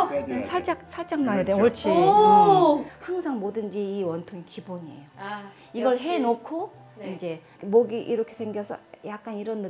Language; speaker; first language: Korean; native; Korean